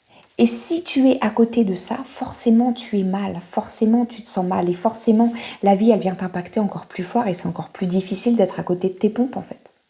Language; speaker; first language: French; native; French